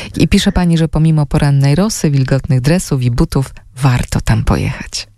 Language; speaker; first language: Polish; native; Polish